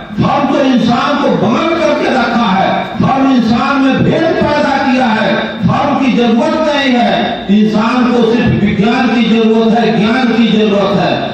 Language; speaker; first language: Hindi; native; Hindi